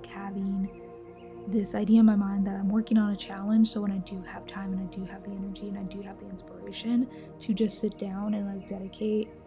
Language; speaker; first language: English; native; English